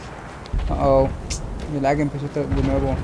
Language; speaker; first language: Spanish; early bilingual, heritage; Spanish